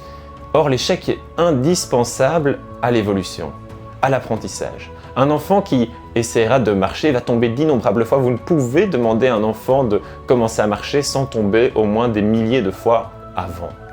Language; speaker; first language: French; native; French